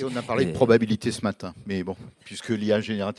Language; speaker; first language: French; native; French